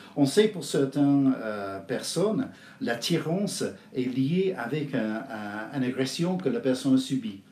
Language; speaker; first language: French; non-native, fluent; English